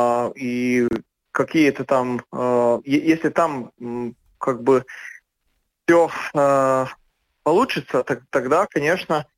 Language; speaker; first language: Russian; non-native, local second language; Latvian